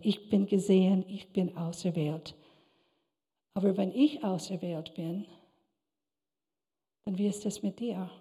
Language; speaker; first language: German; non-native, fluent; English